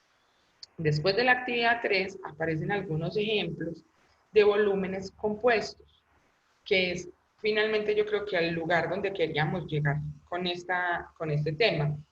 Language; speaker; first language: Spanish; native; Spanish